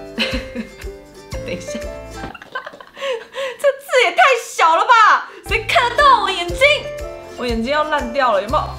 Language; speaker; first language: Chinese; native; Chinese